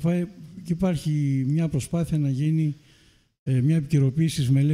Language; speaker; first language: Greek; native; Greek